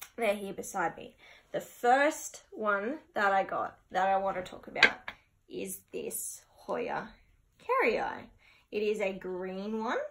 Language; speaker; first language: English; native; English